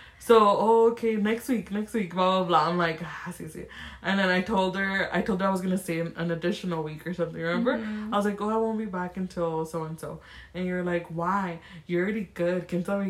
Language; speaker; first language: English; early bilingual, other home language; Spanish